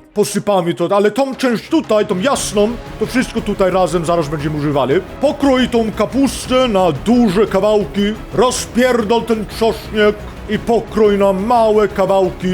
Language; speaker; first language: Polish; non-native, fluent; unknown